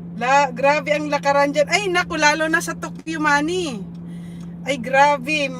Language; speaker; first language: Filipino; non-native, local second language; Bikol